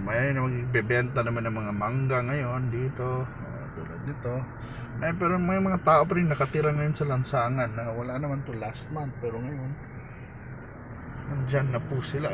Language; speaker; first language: Filipino; non-native, local second language; Cebuano